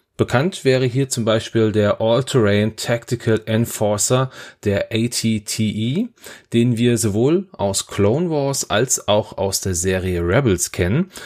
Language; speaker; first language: German; native; German